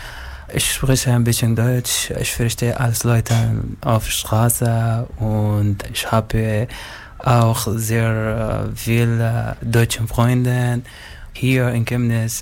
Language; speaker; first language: German; non-native, learner; Arabic